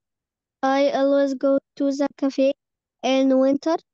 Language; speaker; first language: English; non-native, learner; Arabic